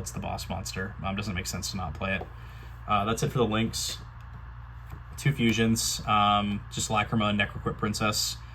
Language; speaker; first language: English; native; English